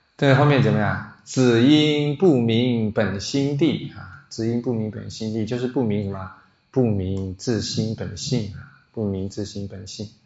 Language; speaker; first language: Chinese; non-native, local second language; Min Nan Chinese